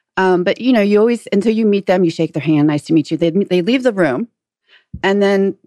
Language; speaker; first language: English; native; English